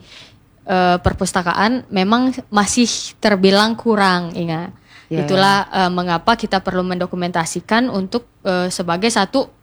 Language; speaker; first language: Indonesian; non-native, local second language; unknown